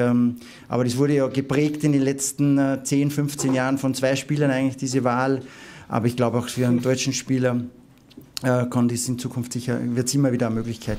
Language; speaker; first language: German; native; German